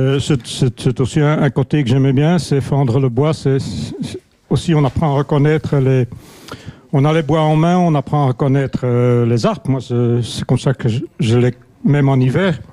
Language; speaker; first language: French; native; French